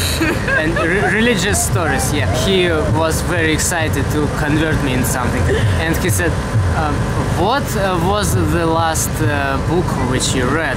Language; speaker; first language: English; non-native, learner; Russian